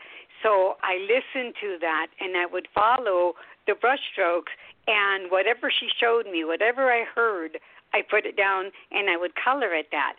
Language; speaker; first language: English; early bilingual, other home language; Spanish